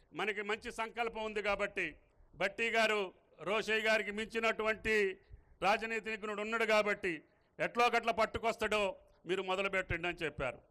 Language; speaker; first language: Telugu; native; Telugu